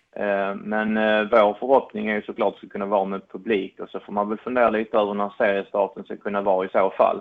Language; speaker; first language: Swedish; native; Swedish